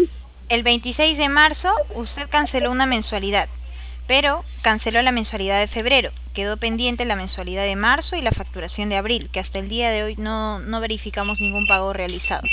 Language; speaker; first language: Spanish; native; Spanish